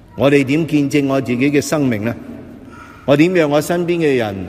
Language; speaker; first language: Cantonese; native; Cantonese